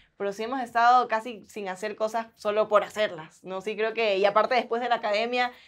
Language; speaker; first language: Spanish; native; Spanish